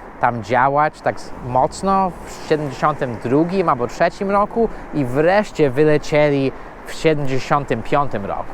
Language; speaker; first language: Polish; non-native, fluent; English